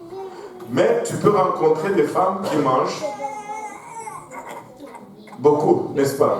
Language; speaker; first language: French; non-native, local second language; Swahili